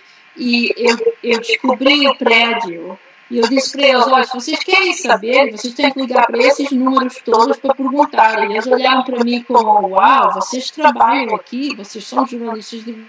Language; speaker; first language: Portuguese; early bilingual, heritage; Portuguese